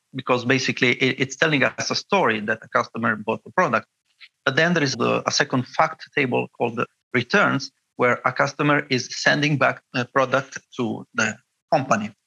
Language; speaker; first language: English; non-native, fluent; Italian